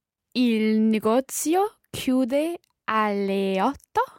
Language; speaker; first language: Italian; non-native, learner; English